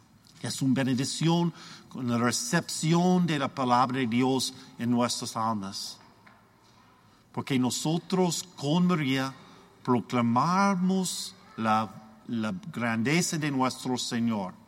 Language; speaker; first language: Spanish; non-native, learner; English